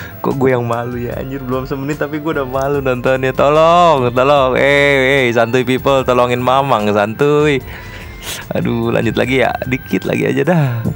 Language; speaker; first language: Indonesian; native; Indonesian